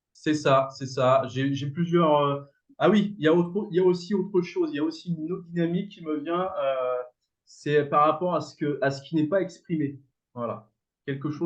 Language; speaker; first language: French; native; French